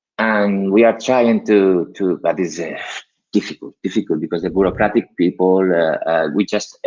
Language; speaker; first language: English; non-native, learner; Spanish